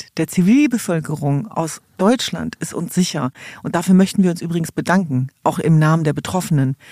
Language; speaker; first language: German; native; German